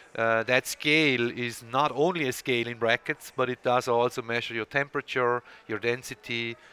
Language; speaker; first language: English; non-native, fluent; Swiss German